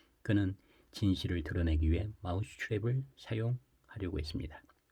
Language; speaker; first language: Korean; native; Korean